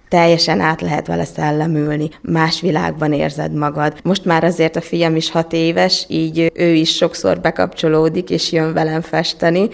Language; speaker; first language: Hungarian; native; Hungarian